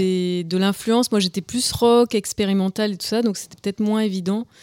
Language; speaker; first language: French; native; French